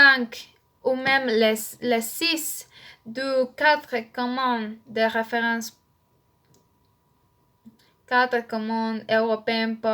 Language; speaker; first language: French; non-native, learner; Spanish